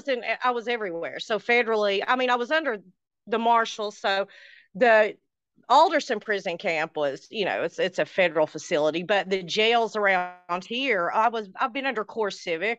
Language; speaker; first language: English; native; English